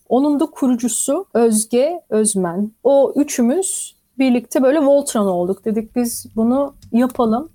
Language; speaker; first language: Turkish; native; Turkish